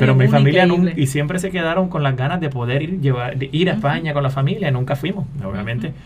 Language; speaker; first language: Spanish; native; Spanish